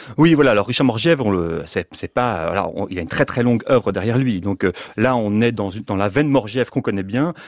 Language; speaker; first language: French; native; French